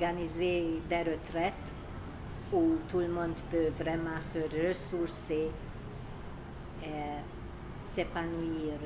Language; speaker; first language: French; non-native, learner; Hungarian